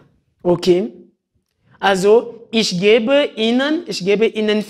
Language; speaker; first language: German; non-native, fluent; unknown